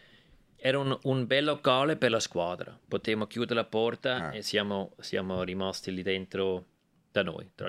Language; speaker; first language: Italian; non-native, local second language; German